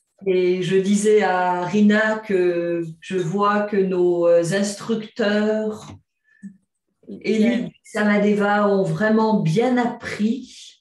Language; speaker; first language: French; native; French